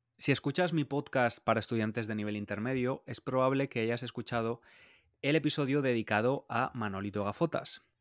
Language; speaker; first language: Spanish; native; Spanish